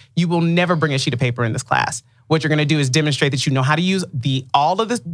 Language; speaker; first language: English; early bilingual, other home language; Akan